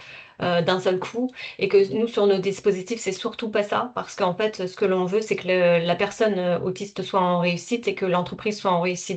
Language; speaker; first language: French; native; French